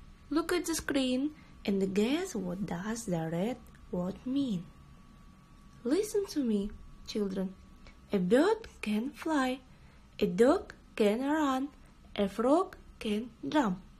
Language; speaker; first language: English; non-native, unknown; Kazakh